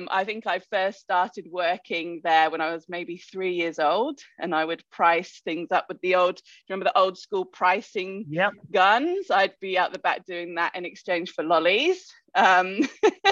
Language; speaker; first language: English; native; English